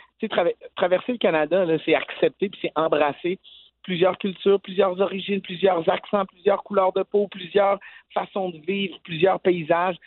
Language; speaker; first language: French; native; French